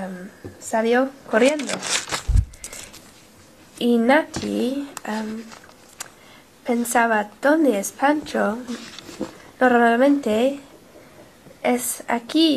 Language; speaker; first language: Spanish; non-native, learner; English